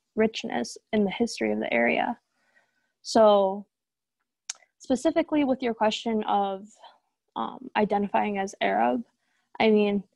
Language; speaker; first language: English; native; English